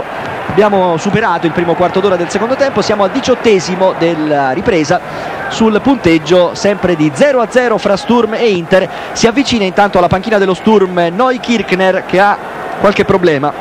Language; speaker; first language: Italian; native; Italian